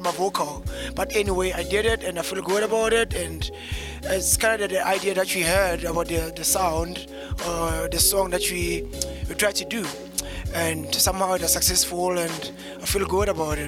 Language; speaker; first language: English; non-native, local second language; Zulu